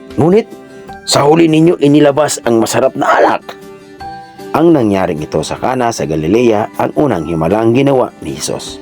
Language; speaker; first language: Filipino; native; Filipino